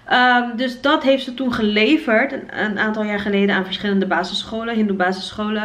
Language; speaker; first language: Dutch; native; Dutch